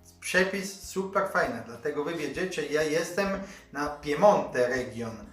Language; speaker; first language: Polish; non-native, learner; Italian